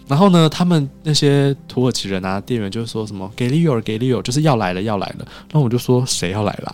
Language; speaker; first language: Chinese; native; Chinese